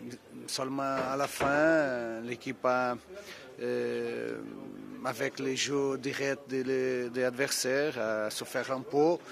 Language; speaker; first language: French; non-native, fluent; Portuguese